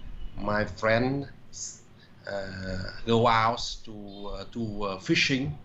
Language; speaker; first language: English; non-native, learner; Vietnamese